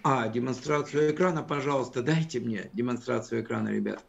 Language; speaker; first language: Russian; native; Russian